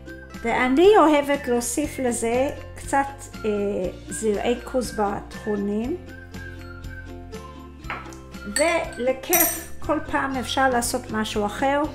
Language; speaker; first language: Hebrew; non-native, fluent; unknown